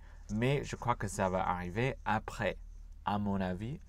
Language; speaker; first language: French; non-native, fluent; English